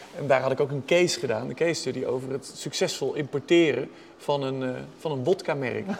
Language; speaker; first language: Dutch; native; Dutch